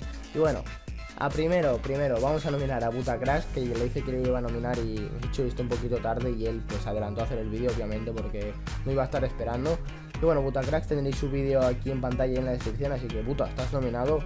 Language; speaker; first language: Spanish; native; Spanish